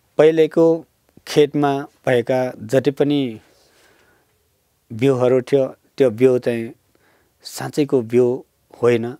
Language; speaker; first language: Nepali; non-native, local second language; Newari